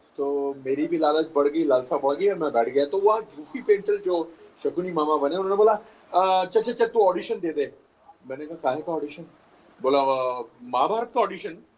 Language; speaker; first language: Hindi; native; Hindi